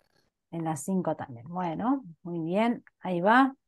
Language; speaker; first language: Spanish; native; Spanish